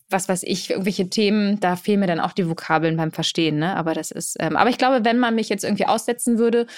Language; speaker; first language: German; early bilingual, other home language; Polish